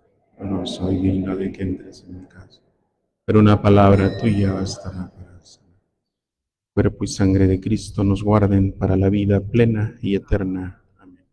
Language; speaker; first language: Spanish; native; Spanish